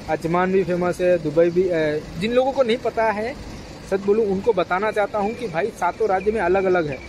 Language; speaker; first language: Hindi; non-native, local second language; Gujarati